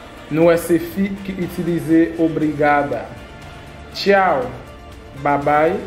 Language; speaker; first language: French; non-native, learner; Haitian Creole